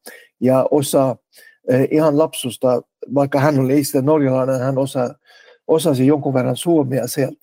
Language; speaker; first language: Finnish; non-native, fluent; Norwegian